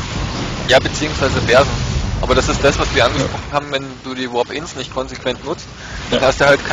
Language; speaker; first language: German; native; German